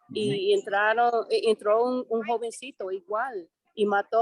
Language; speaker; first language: Spanish; non-native, fluent; English